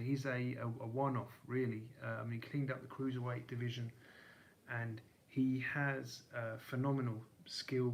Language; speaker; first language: English; native; English